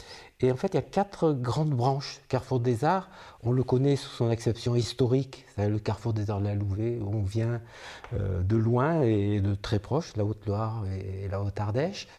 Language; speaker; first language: French; native; French